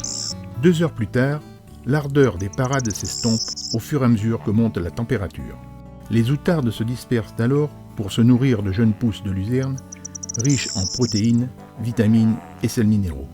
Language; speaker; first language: French; native; French